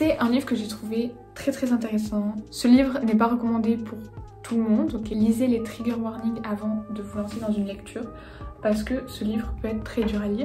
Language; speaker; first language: French; native; French